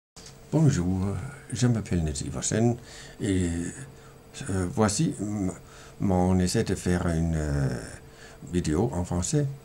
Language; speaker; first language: French; non-native, fluent; Danish